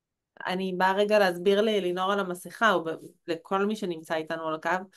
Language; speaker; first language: Hebrew; native; Hebrew